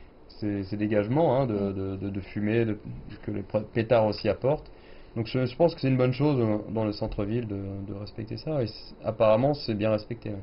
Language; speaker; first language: French; native; French